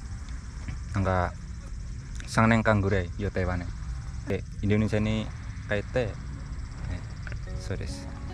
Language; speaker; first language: Japanese; non-native, learner; Indonesian